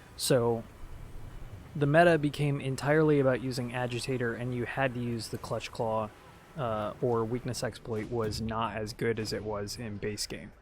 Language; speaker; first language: English; native; English